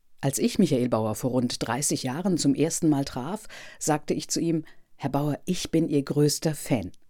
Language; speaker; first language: German; native; German